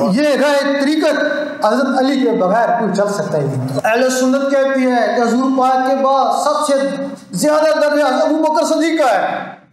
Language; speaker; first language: Urdu; non-native, local second language; Punjabi